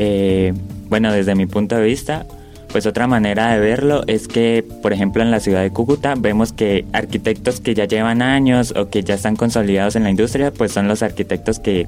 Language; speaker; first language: Spanish; native; Spanish